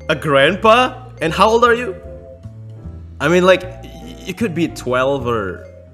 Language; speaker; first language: English; non-native, fluent; Indonesian